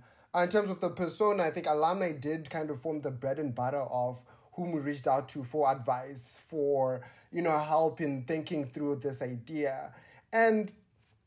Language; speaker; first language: English; non-native, local second language; Shona